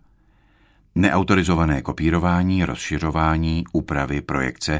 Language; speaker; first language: Czech; native; Czech